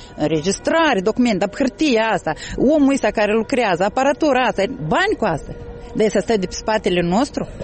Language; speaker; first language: Romanian; native; Romanian